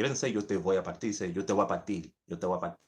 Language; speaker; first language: Spanish; early bilingual, heritage; English